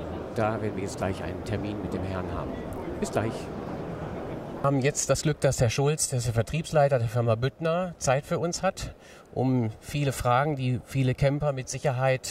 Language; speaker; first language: German; native; German